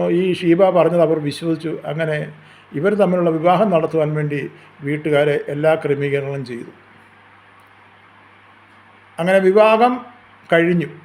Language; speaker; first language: Malayalam; native; Malayalam